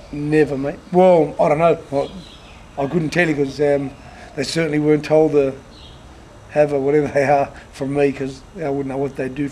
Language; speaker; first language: English; native; English